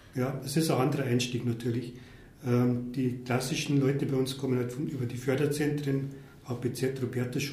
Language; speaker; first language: German; native; German